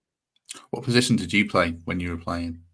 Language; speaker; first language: English; native; English